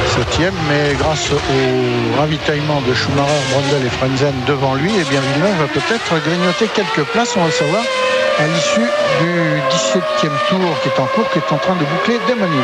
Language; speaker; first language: French; native; French